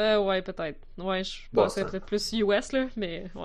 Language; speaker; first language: French; native; French